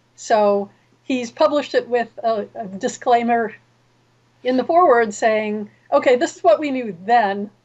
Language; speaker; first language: English; native; English